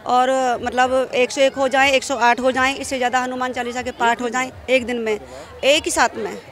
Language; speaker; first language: Hindi; native; Hindi